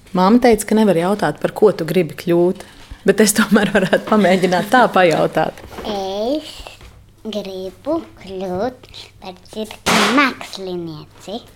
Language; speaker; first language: Latvian; native; Latvian